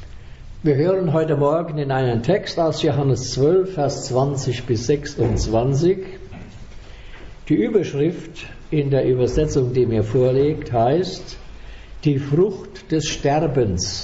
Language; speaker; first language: German; native; German